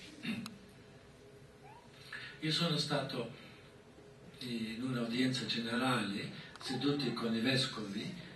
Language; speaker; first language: Italian; non-native, fluent; German